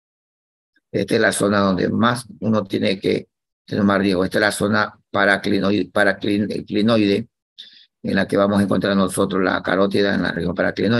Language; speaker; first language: Spanish; native; Spanish